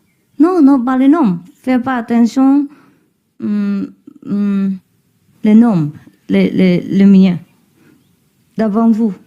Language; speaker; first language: French; non-native, learner; Chinese